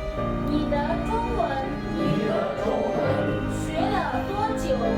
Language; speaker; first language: Chinese; non-native, learner; Tibetan